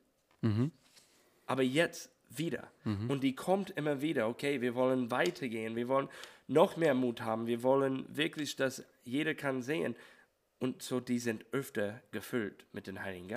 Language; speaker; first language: German; non-native, learner; English